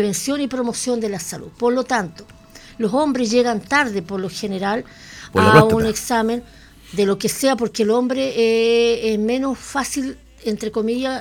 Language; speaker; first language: Spanish; native; Spanish